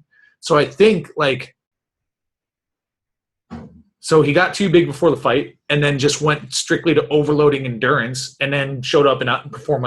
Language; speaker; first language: English; native; English